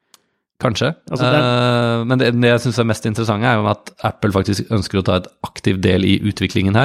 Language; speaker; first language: Norwegian; native; Norwegian